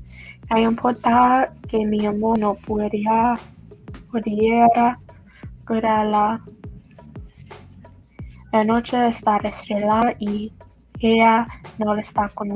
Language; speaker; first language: Spanish; non-native, learner; English